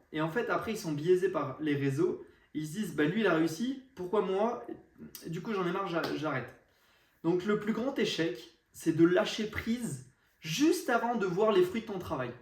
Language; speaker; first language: French; native; French